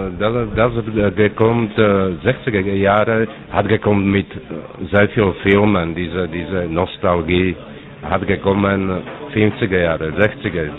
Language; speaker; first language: German; non-native, learner; Czech